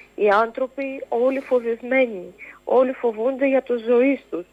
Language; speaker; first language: Greek; non-native, fluent; Ukrainian